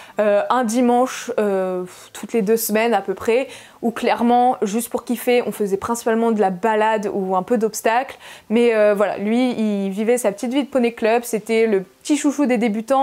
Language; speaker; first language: French; native; French